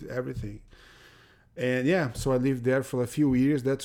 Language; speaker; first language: English; non-native, fluent; Portuguese